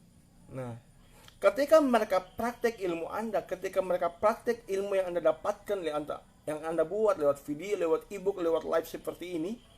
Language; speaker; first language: Indonesian; native; Indonesian